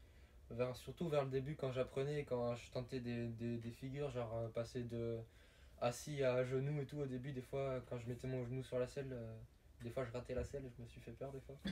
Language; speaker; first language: French; native; French